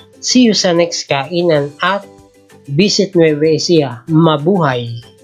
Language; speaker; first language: Filipino; native; Filipino